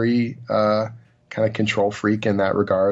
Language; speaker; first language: English; native; English